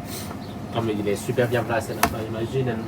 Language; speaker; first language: French; non-native, local second language; Chinese